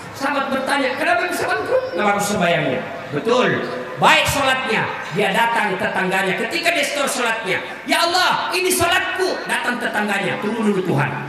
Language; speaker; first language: Indonesian; non-native, local second language; Buginese